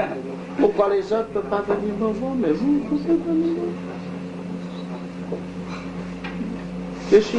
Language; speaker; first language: French; non-native, local second language; Vietnamese